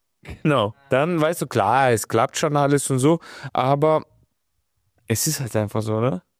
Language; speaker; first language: German; native; German